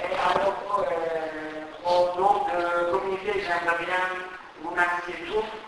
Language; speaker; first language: French; non-native, fluent; Turkish